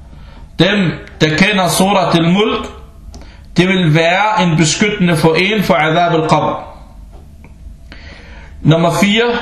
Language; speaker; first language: Danish; early bilingual, other home language; Arabic